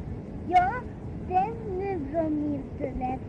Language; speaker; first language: Spanish; early bilingual, heritage; Spanish